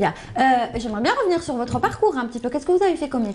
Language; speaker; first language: French; non-native, local second language; Arabic